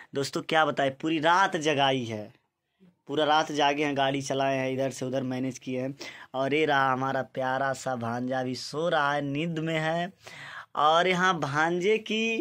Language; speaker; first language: Hindi; native; Hindi